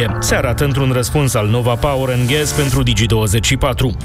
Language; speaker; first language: Romanian; native; Romanian